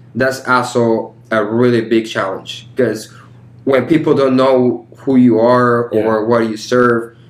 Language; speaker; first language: English; early bilingual, other home language; Spanish